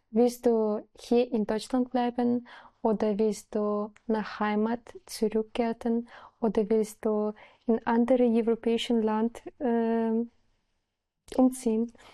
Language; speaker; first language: German; non-native, learner; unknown